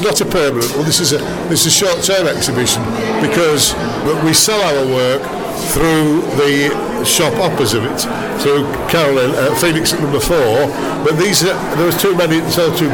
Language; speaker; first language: English; native; English